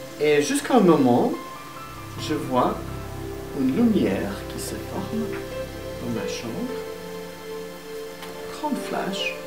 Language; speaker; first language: French; non-native, learner; Italian